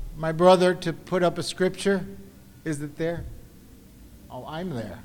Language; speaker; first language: English; early bilingual, other home language; Spanish